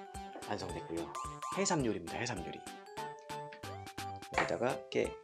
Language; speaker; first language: Korean; native; Korean